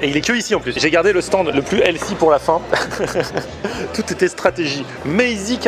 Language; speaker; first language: French; native; French